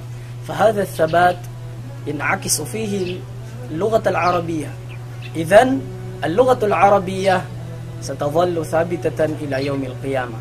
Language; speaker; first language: Arabic; non-native, learner; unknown